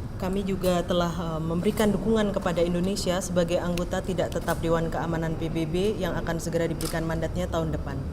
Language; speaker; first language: Indonesian; native; Indonesian